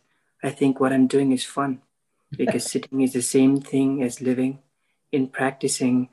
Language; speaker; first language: English; non-native, local second language; Nepali